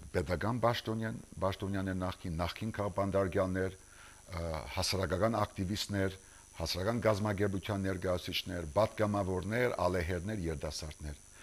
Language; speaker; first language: Armenian; early bilingual, heritage; Armenian